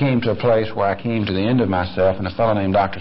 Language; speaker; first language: English; native; English